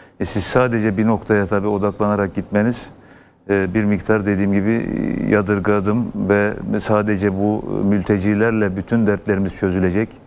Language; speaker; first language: Turkish; native; Turkish